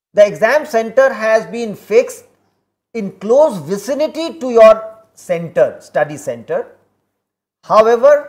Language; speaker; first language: Hindi; native; Hindi